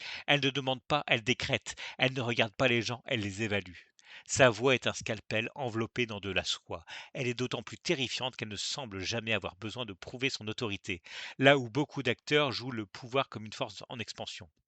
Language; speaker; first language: French; native; French